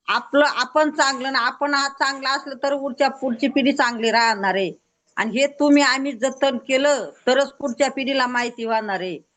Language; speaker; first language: Marathi; native; Marathi